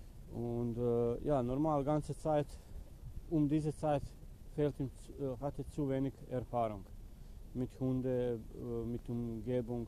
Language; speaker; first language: German; non-native, learner; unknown